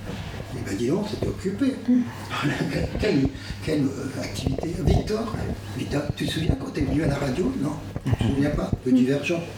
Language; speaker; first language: French; native; French